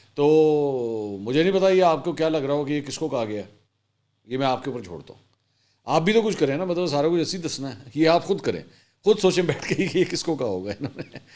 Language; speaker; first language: Urdu; native; Urdu